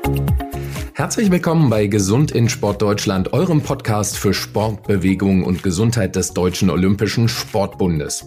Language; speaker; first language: German; native; German